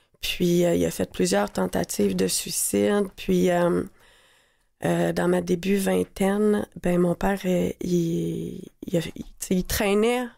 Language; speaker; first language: French; native; French